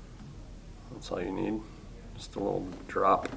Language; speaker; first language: English; native; English